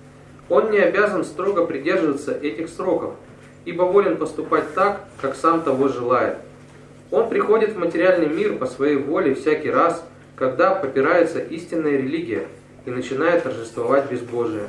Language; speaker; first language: Russian; native; Russian